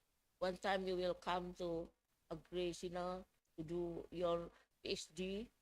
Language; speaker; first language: English; non-native, fluent; Indonesian